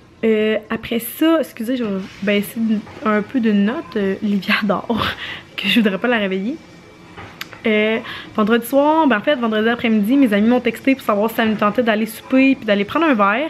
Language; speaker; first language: French; native; French